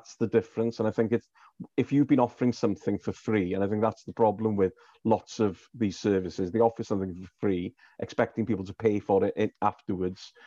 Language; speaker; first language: English; native; English